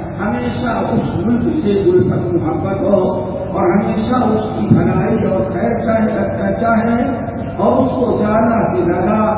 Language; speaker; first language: Urdu; native; Urdu